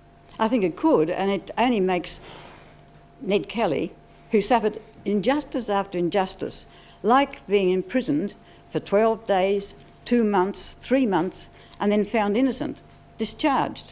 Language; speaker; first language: English; native; English